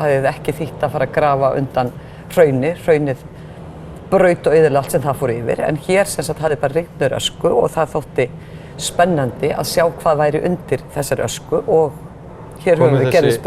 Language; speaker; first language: Icelandic; native; Icelandic